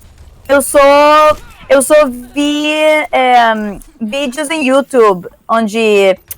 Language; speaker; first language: Portuguese; non-native, learner; Spanish